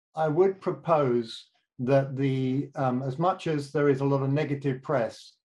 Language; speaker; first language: English; native; English